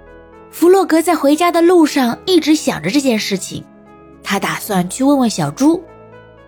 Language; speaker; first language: Chinese; native; Chinese